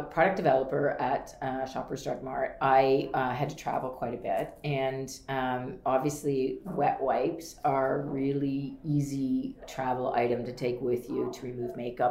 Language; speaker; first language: English; native; English